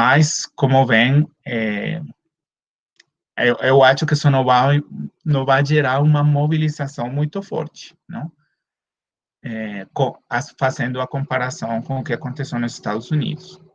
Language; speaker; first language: Portuguese; non-native, fluent; Spanish